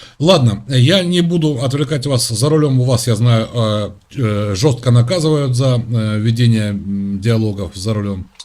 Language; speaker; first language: Russian; native; Russian